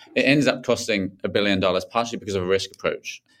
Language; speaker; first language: English; native; English